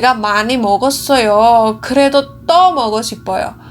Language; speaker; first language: Korean; non-native, learner; Indonesian